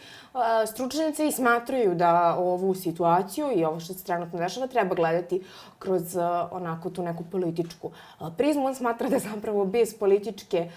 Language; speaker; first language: Serbian; native; Serbian